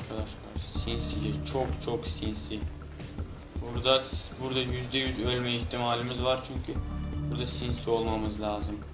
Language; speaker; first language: Turkish; native; Turkish